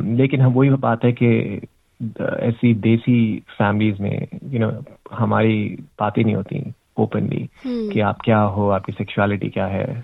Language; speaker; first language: Urdu; native; Urdu